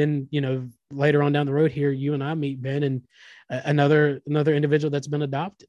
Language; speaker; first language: English; native; English